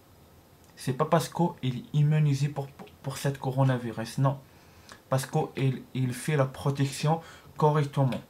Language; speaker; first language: French; non-native, learner; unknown